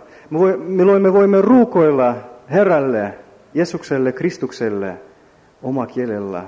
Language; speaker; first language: Finnish; non-native, learner; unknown